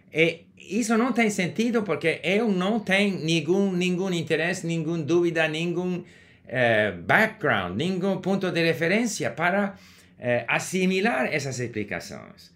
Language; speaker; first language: Portuguese; non-native, learner; English